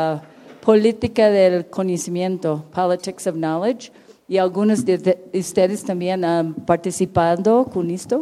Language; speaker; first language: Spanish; non-native, fluent; English